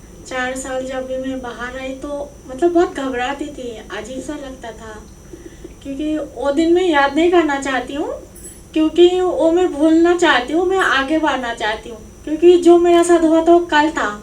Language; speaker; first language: Hindi; non-native, local second language; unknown